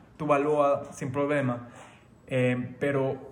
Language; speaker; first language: Spanish; early bilingual, other home language; French